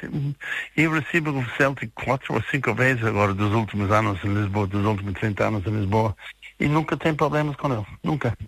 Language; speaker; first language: Portuguese; non-native, fluent; English